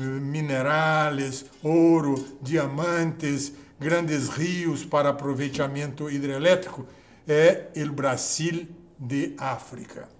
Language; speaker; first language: Spanish; non-native, fluent; Portuguese